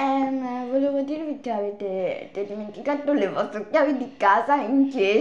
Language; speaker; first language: Italian; non-native, learner; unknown